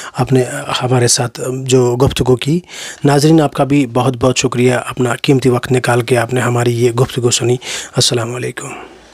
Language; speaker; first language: Hindi; non-native, local second language; Kashmiri